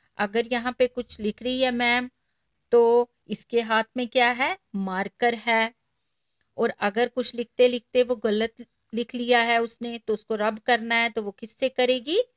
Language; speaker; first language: Hindi; native; Hindi